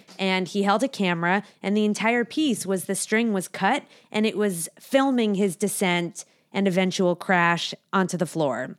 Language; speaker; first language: English; native; English